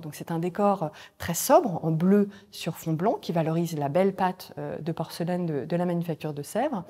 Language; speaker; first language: French; native; French